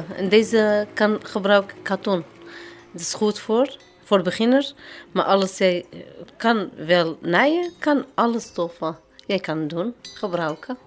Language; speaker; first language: Dutch; non-native, learner; Arabic